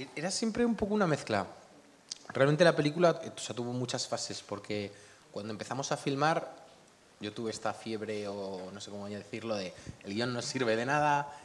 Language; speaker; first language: Spanish; native; Spanish